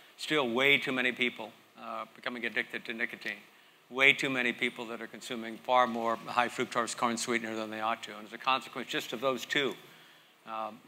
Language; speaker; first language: English; native; English